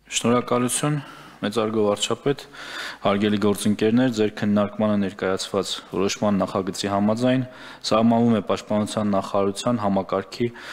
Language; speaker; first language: Armenian; native; Armenian